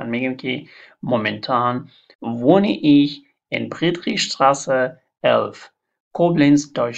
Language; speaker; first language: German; non-native, fluent; Persian